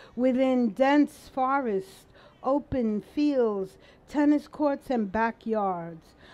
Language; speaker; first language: English; early bilingual, other home language; Spanish